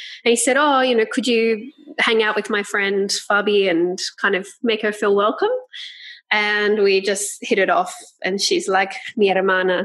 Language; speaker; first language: English; native; English